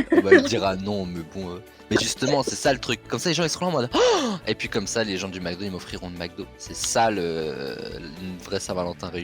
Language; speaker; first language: French; native; French